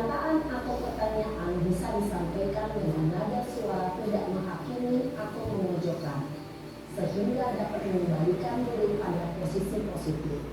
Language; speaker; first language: Indonesian; native; Indonesian